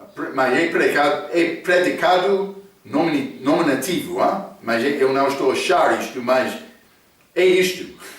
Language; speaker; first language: Portuguese; non-native, fluent; English